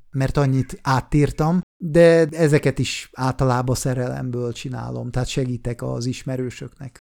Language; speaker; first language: Hungarian; non-native, fluent; Swiss German